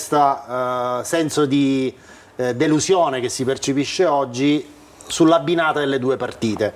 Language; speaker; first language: Italian; native; Italian